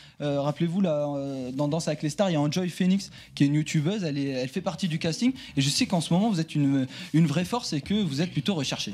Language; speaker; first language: French; native; French